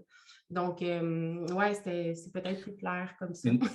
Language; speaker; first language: French; native; French